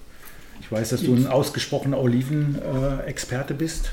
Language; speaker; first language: German; native; German